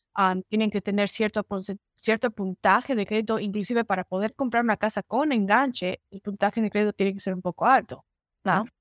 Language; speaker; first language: Spanish; native; Spanish